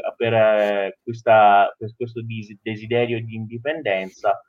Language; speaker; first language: Italian; non-native, fluent; Persian